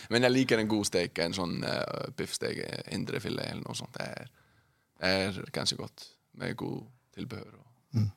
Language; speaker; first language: Norwegian; non-native, fluent; Icelandic